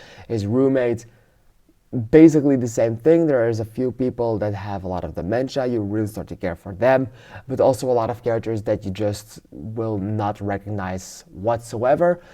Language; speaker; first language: English; non-native, fluent; Dutch